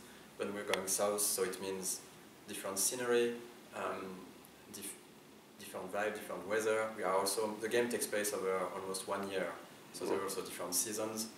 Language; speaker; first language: English; non-native, fluent; French